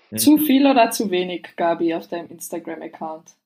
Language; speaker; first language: German; native; German